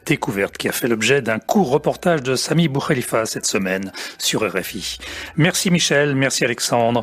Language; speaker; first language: French; native; French